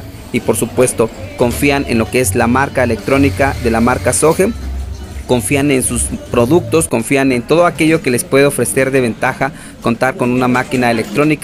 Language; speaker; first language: Spanish; native; Spanish